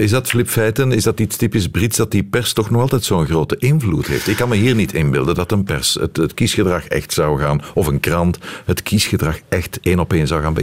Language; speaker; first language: Dutch; native; Dutch